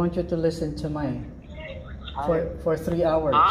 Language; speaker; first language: English; non-native, fluent; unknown